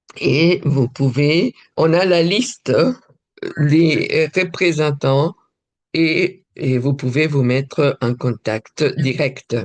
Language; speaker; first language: French; non-native, fluent; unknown